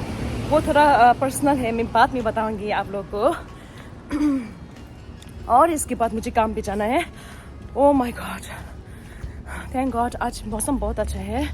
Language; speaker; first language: Hindi; non-native, local second language; Tibetan